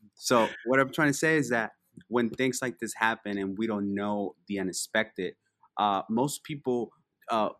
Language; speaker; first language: English; early bilingual, other home language; Spanish